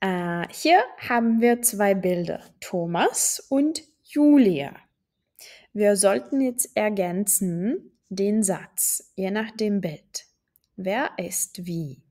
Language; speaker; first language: German; non-native, fluent; Czech